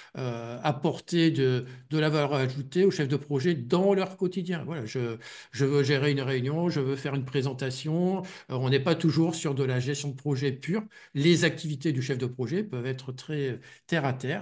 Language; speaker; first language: French; native; French